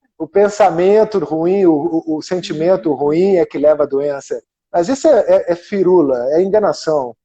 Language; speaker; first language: Portuguese; non-native, fluent; German